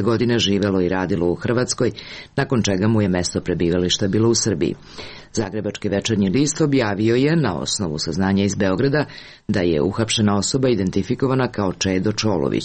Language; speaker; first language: Serbian; native; Serbian